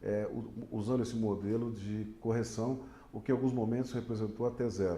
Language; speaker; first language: Portuguese; native; Portuguese